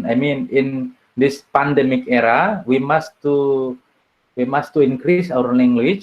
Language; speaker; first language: English; non-native, learner; Indonesian